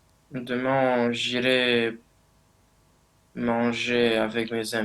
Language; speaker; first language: French; non-native, learner; Romanian